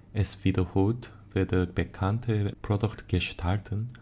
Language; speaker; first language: German; non-native, learner; Korean